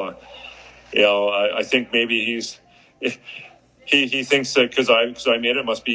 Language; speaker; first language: English; native; English